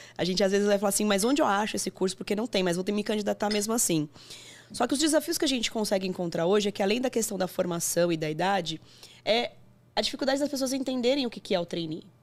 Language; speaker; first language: Portuguese; native; Portuguese